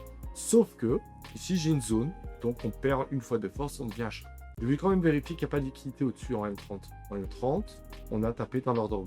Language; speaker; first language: French; native; French